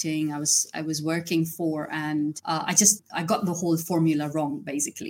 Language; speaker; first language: English; non-native, local second language; Gujarati